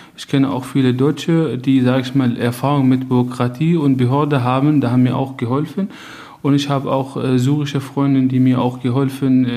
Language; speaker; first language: German; non-native, fluent; Arabic